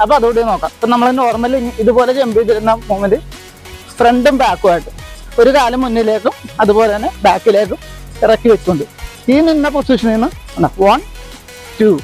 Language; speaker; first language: Malayalam; native; Malayalam